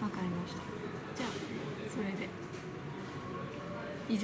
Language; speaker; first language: Japanese; non-native, fluent; French